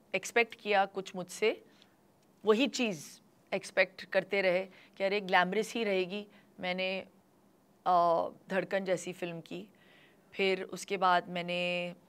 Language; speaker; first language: Hindi; non-native, local second language; Tulu